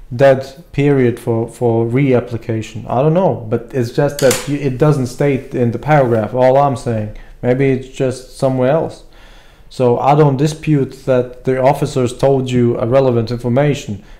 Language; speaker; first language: English; non-native, fluent; Latvian